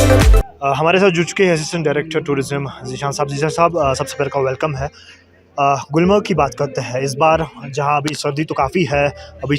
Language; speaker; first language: Hindi; non-native, local second language; Kashmiri